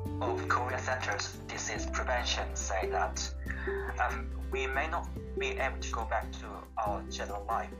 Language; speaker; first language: English; non-native, learner; Korean